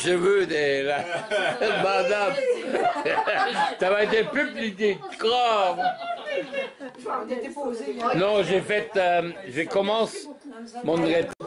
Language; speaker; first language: French; non-native, learner; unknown